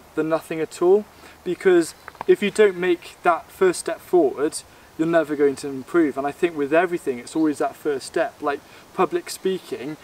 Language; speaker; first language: English; native; English